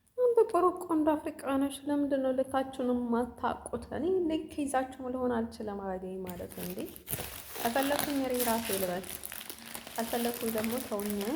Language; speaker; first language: Amharic; early bilingual, heritage; Amharic